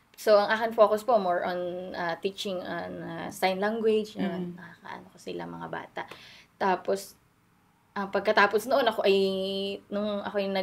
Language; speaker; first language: Filipino; native; Filipino